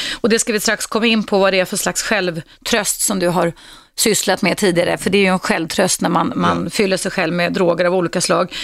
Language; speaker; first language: Swedish; native; Swedish